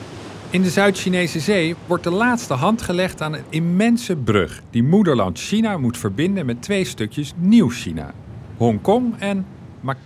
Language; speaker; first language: Dutch; native; Dutch